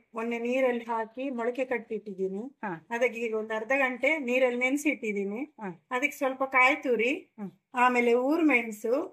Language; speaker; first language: Kannada; non-native, local second language; Konkani